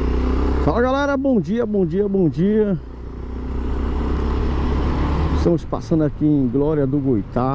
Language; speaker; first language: Portuguese; native; Portuguese